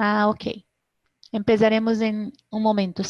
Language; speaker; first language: Spanish; non-native, learner; Portuguese